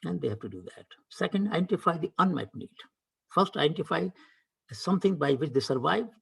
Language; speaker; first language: English; non-native, local second language; Hindi